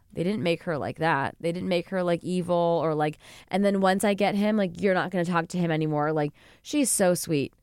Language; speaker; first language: English; native; English